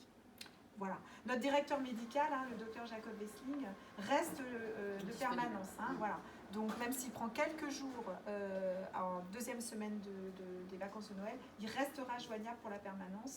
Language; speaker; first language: French; native; French